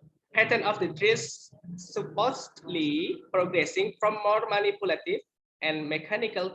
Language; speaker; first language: English; non-native, learner; Indonesian